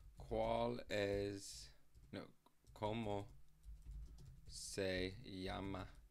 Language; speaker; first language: Spanish; non-native, learner; English